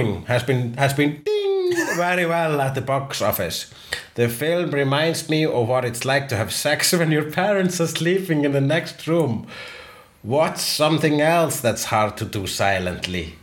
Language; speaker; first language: English; non-native, fluent; Icelandic